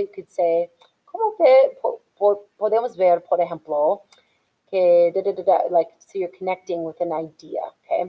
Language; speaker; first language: Spanish; non-native, fluent; English